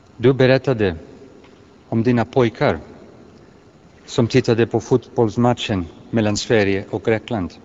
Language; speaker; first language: Swedish; non-native, fluent; Greek